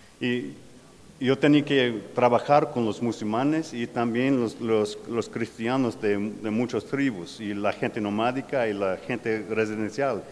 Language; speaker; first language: Spanish; non-native, learner; English